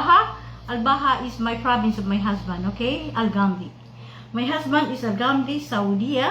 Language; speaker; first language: English; non-native, local second language; Filipino